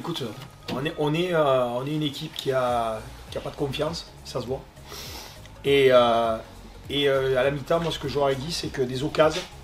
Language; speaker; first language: French; native; French